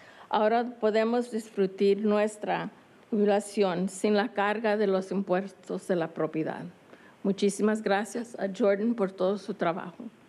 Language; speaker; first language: Spanish; non-native, learner; English